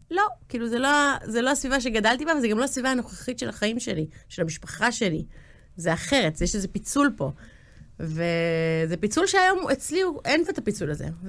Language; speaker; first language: Hebrew; early bilingual, other home language; English